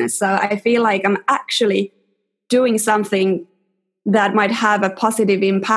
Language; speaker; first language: English; non-native, fluent; Finnish